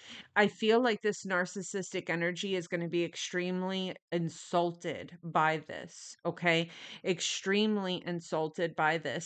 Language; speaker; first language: English; native; English